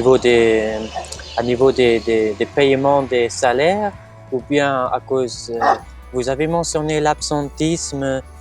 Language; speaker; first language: French; non-native, fluent; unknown